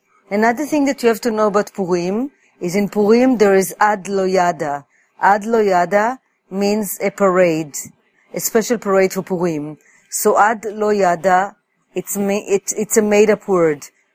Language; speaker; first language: English; non-native, fluent; Hebrew